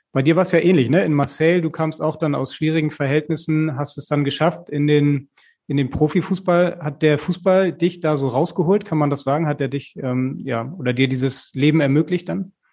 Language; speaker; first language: German; native; German